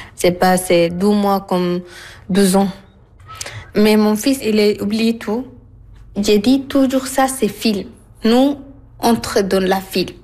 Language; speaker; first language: French; non-native, learner; Arabic